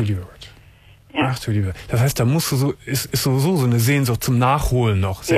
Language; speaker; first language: German; native; German